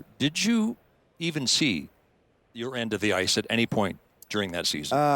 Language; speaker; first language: English; native; English